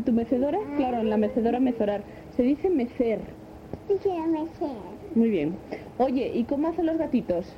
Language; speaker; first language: Spanish; native; Spanish